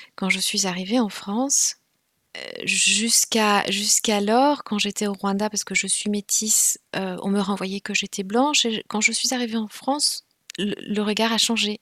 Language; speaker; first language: French; non-native, local second language; Kinyarwanda